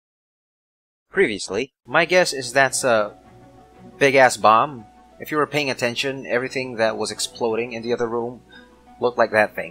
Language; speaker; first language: English; native; English